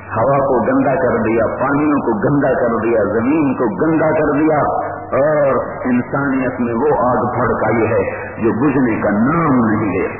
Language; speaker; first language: Urdu; non-native, local second language; Punjabi